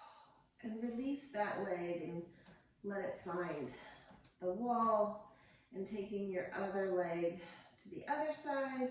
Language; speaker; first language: English; native; English